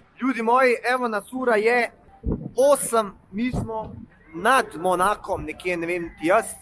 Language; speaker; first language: Slovenian; native; Slovenian